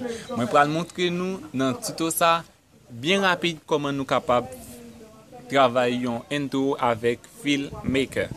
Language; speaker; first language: French; non-native, local second language; Haitian Creole